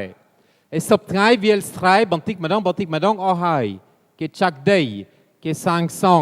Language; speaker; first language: Khmer; non-native, fluent; French